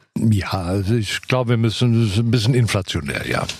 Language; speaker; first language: German; non-native, fluent; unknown